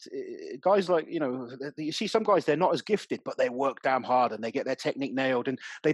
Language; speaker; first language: English; native; English